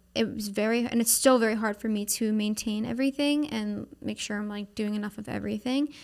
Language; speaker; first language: English; native; English